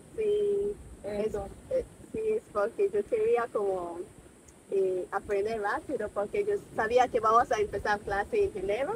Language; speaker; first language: Spanish; non-native, fluent; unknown